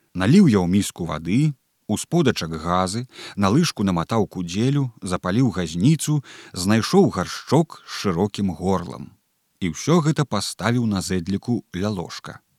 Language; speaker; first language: Belarusian; native; Belarusian